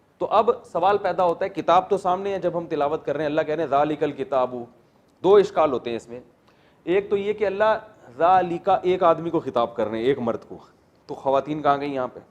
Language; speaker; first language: Urdu; native; Urdu